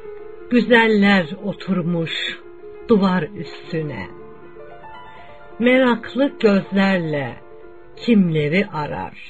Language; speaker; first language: Turkish; native; Turkish